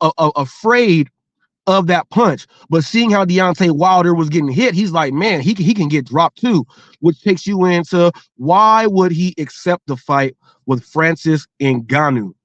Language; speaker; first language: English; native; English